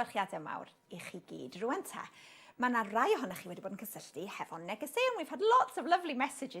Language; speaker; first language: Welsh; native; Welsh